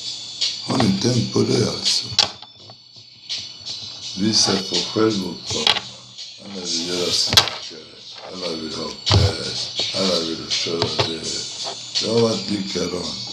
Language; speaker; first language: Swedish; non-native, fluent; Spanish